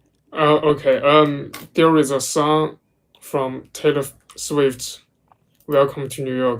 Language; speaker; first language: English; non-native, learner; Chinese